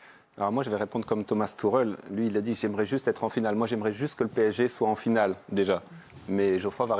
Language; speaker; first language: French; native; French